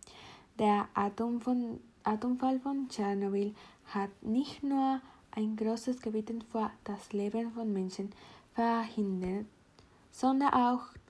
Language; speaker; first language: German; non-native, learner; Spanish